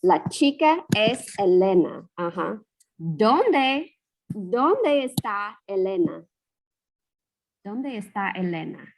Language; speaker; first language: Spanish; non-native, fluent; English